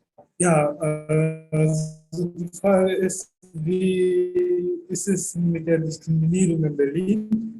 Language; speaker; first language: German; early bilingual, other home language; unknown